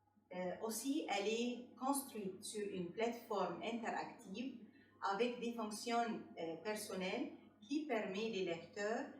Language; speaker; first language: French; non-native, fluent; Arabic